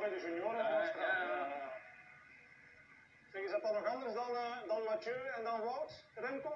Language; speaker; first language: Dutch; native; Dutch